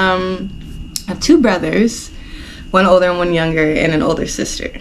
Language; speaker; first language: English; native; English